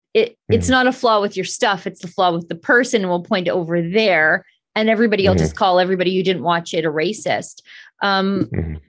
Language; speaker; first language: English; native; English